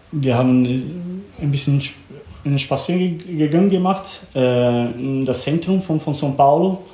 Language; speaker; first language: German; non-native, learner; Portuguese